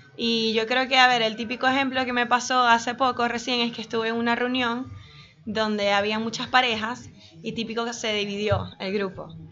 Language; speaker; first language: Spanish; native; Spanish